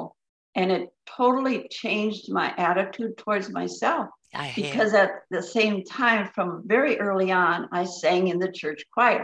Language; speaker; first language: English; native; English